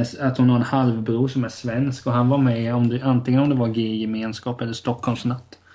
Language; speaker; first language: Swedish; native; Swedish